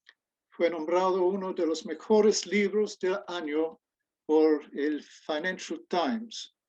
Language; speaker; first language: Spanish; non-native, fluent; English